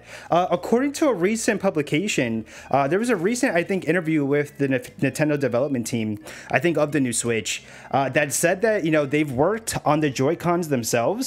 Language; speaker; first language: English; native; English